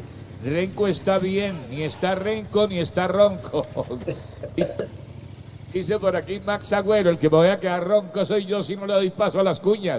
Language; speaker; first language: Spanish; native; Spanish